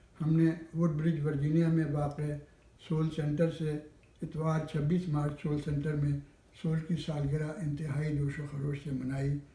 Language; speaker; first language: Urdu; native; Urdu